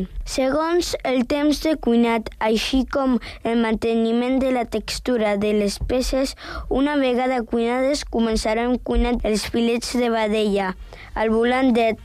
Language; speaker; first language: Catalan; early bilingual, other home language; Spanish